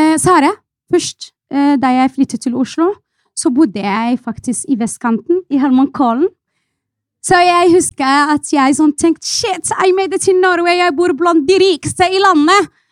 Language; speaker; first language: Norwegian; non-native, fluent; Arabic